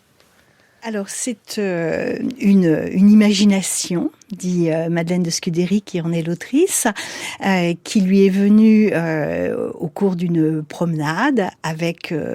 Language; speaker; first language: French; native; French